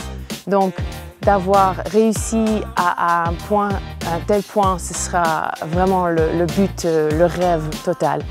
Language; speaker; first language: French; non-native, fluent; English